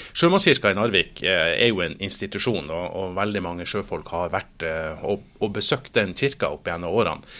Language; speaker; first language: Norwegian; native; Norwegian